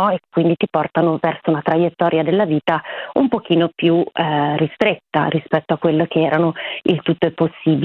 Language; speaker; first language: Italian; native; Italian